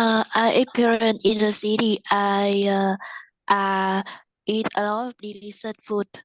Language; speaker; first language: English; non-native, learner; Vietnamese